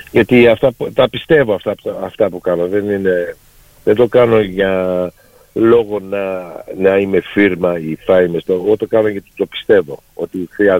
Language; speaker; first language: Greek; early bilingual, heritage; Greek